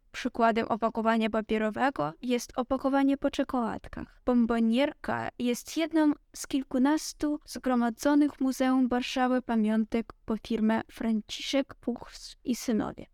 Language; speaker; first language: Polish; non-native, learner; Ukrainian